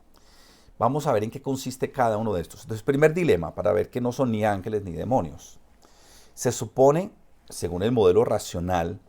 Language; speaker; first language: Spanish; native; Spanish